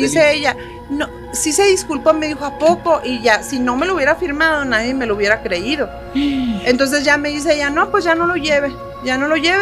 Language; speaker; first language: Spanish; native; Spanish